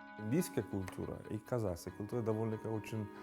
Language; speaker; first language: Russian; non-native, learner; Hindi